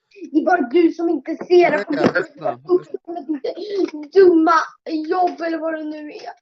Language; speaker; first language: Swedish; early bilingual, other home language; Polish